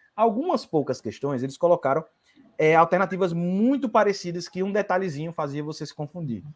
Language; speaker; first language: Portuguese; native; Portuguese